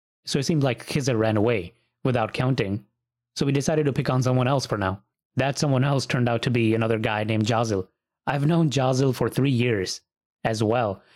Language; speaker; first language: English; early bilingual, other home language; Punjabi